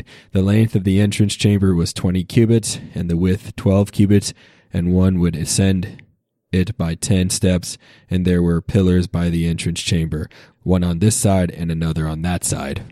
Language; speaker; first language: English; native; English